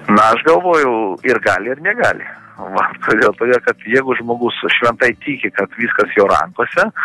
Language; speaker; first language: Lithuanian; early bilingual, heritage; Kazakh